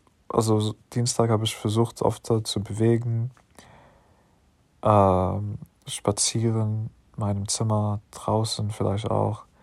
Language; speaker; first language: German; non-native, learner; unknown